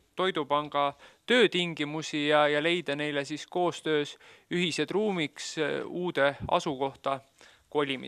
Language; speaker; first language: Estonian; native; Estonian